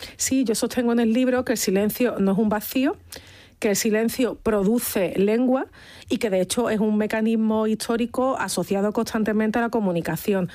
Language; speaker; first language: Spanish; native; Spanish